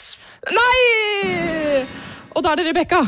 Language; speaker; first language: Norwegian; native; Norwegian